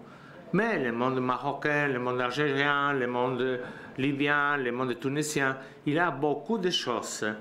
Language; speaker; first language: French; non-native, learner; Spanish